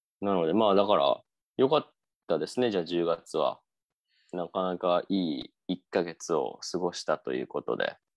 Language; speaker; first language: Japanese; native; Japanese